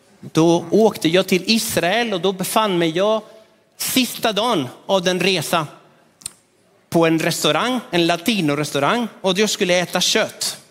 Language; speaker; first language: Swedish; non-native, fluent; Spanish